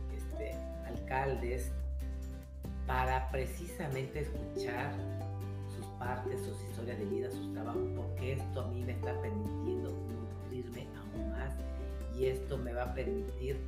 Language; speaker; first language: Spanish; native; Spanish